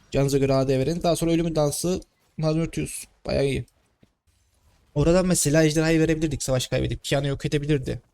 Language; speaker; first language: Turkish; native; Turkish